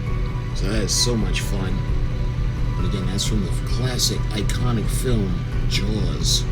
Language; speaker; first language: English; native; English